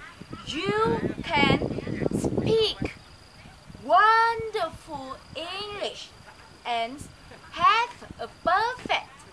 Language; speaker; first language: English; non-native, learner; Vietnamese